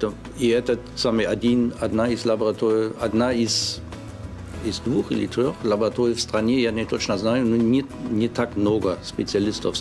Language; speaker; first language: Russian; non-native, fluent; German